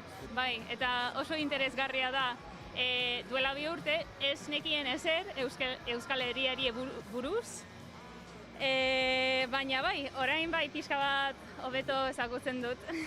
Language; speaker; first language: Basque; non-native, fluent; English